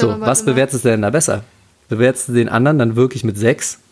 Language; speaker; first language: German; native; German